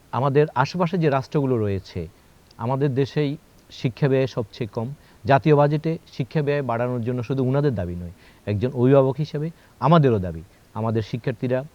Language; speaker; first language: Bangla; native; Bangla